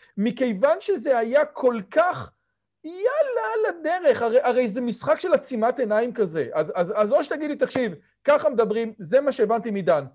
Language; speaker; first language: Hebrew; native; Hebrew